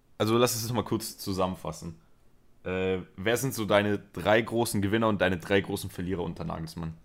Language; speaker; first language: German; early bilingual, other home language; Spanish